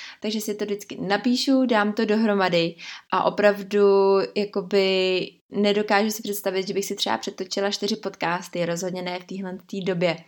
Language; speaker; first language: Czech; native; Czech